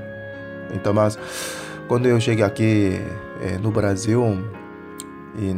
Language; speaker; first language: Portuguese; non-native, fluent; Korean